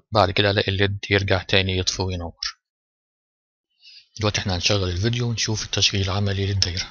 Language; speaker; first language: Arabic; native; Arabic